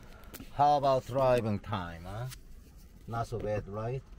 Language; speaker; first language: English; non-native, learner; Korean